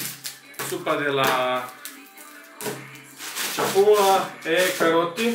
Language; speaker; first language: Italian; non-native, learner; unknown